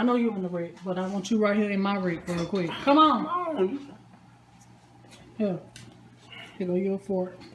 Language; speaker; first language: English; native; English